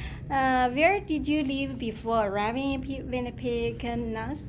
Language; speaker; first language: English; non-native, learner; Chinese